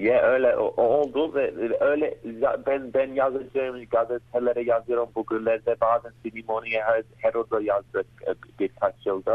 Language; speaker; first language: Turkish; early bilingual, heritage; Turkish